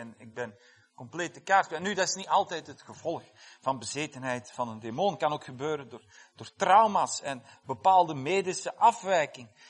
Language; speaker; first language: Dutch; non-native, fluent; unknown